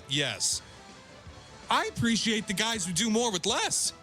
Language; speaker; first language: English; native; English